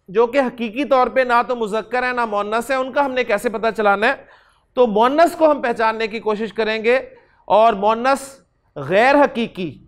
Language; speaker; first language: Urdu; native; Urdu